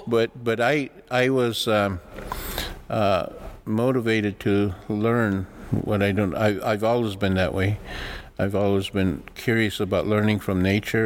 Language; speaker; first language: English; early bilingual, other home language; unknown